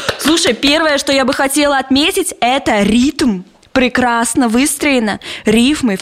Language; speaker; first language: Russian; native; Russian